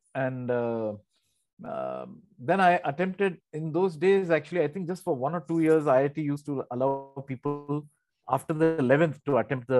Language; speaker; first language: English; non-native, local second language; Tamil